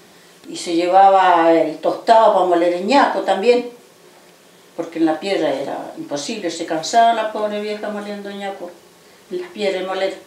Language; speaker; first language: Spanish; native; Spanish